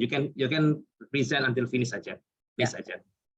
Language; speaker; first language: English; non-native, learner; Indonesian